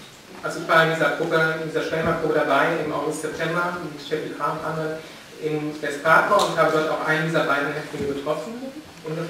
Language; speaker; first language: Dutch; non-native, learner; German